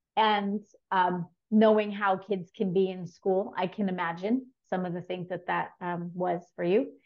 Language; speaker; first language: English; native; English